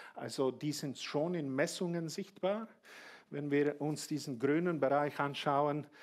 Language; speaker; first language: German; non-native, fluent; Slovak